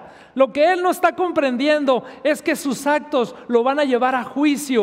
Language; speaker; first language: Spanish; native; Spanish